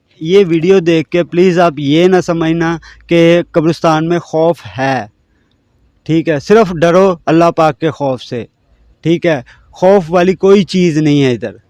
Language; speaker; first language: Urdu; non-native, local second language; Punjabi